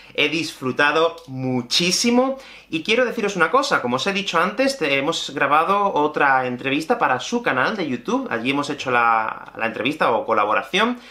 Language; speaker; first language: Spanish; native; Spanish